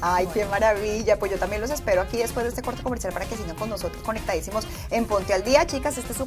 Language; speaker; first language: Spanish; native; Spanish